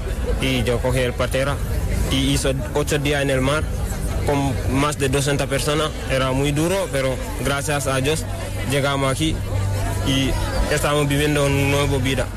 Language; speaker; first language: Spanish; non-native, learner; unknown